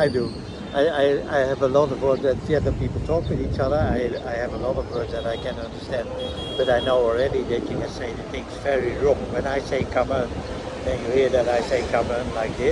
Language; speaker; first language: English; non-native, learner; Dutch